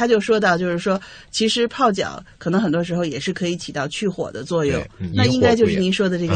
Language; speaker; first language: Chinese; native; Chinese